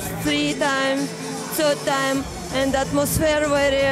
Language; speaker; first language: English; non-native, learner; Russian